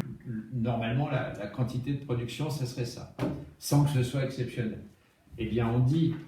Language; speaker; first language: French; native; French